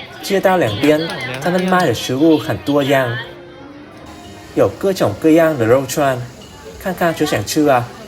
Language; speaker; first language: Chinese; non-native, learner; Vietnamese